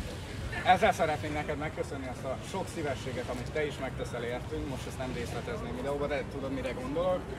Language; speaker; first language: Hungarian; native; Hungarian